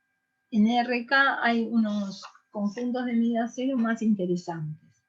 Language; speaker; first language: Spanish; native; Spanish